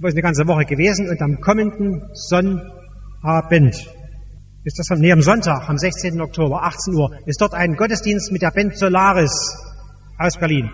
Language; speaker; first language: German; native; German